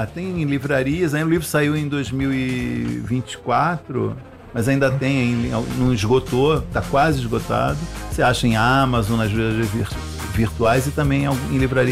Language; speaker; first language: Portuguese; native; Portuguese